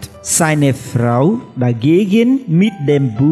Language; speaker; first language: German; non-native, fluent; Vietnamese